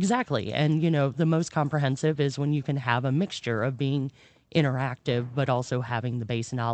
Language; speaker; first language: English; native; English